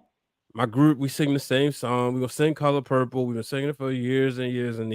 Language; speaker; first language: English; native; English